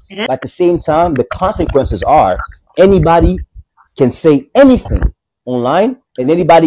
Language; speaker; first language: English; non-native, local second language; Swahili